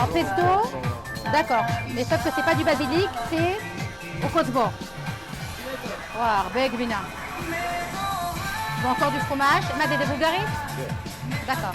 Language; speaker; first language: French; native; French